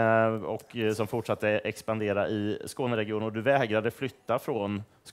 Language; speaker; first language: Swedish; native; Swedish